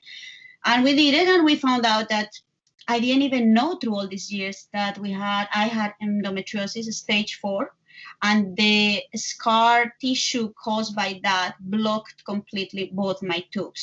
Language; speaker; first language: English; non-native, fluent; Spanish